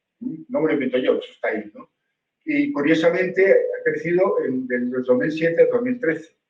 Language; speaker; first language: Spanish; native; Spanish